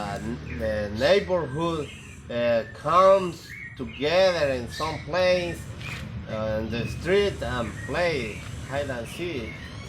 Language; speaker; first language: English; non-native, learner; Spanish